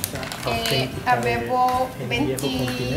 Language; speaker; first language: Italian; non-native, fluent; Spanish